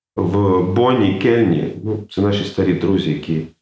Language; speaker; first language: Ukrainian; native; Ukrainian